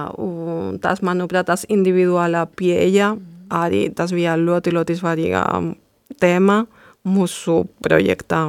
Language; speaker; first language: Latvian; non-native, fluent; Spanish